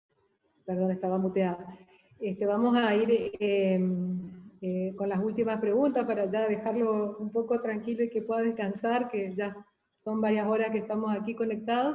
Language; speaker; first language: Spanish; native; Spanish